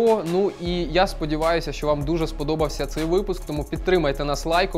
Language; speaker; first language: Ukrainian; native; Ukrainian